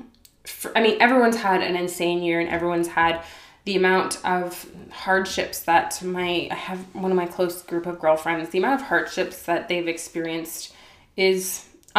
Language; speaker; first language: English; native; English